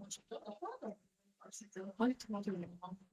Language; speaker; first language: Korean; native; Korean